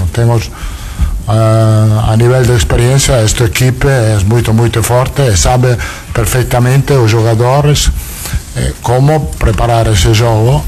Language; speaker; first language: Portuguese; non-native, learner; Italian